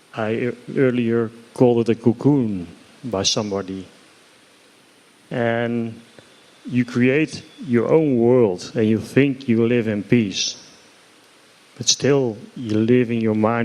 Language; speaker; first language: English; non-native, fluent; Dutch